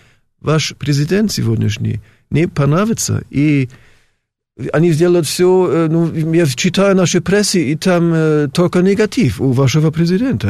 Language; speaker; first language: Russian; non-native, fluent; German